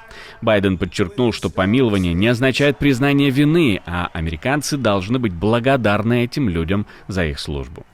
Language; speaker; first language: Russian; native; Russian